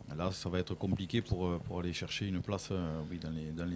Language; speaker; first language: French; native; French